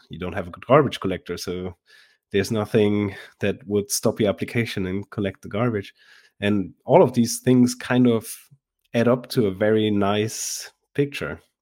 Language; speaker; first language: English; non-native, fluent; German